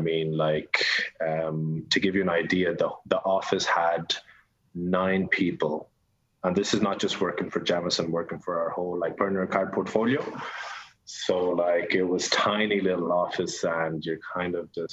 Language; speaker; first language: English; native; English